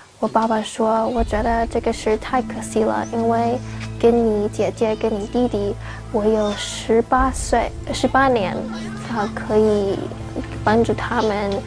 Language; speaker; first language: Chinese; non-native, learner; English